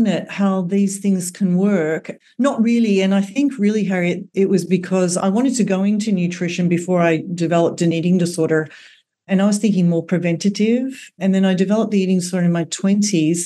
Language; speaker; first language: English; native; English